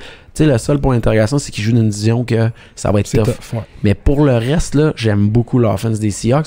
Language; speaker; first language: French; native; French